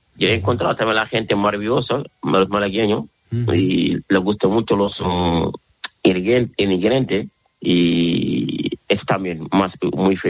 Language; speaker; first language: Spanish; non-native, learner; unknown